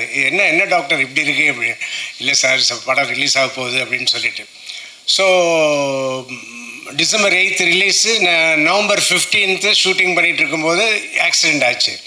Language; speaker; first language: Tamil; non-native, local second language; Telugu